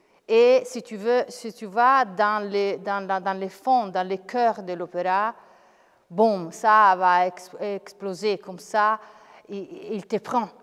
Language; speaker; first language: French; non-native, fluent; Italian